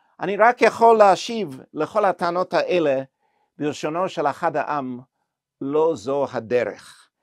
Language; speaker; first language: Hebrew; non-native, fluent; English